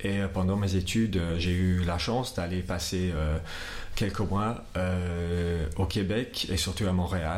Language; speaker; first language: French; non-native, fluent; English